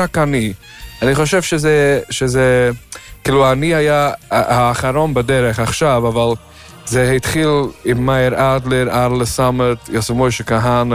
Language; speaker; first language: Hebrew; non-native, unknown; Yiddish